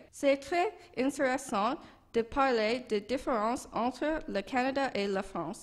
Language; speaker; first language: French; non-native, learner; English